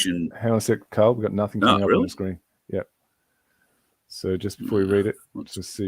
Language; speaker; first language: English; native; English